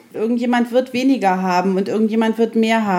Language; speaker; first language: German; native; German